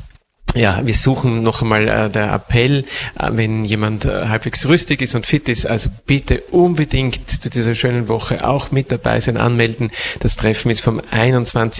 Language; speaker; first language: German; native; German